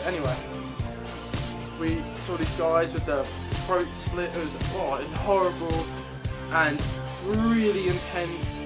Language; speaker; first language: English; native; English